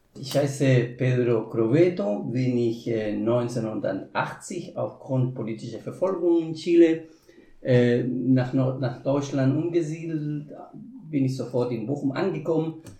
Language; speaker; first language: German; non-native, fluent; Spanish